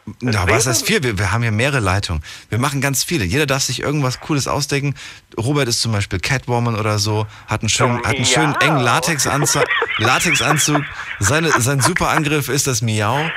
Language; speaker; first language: German; native; German